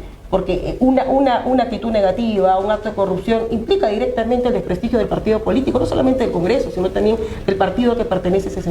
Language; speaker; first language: Spanish; native; Spanish